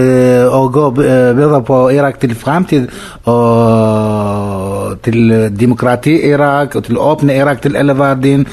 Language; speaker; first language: Danish; non-native, learner; Arabic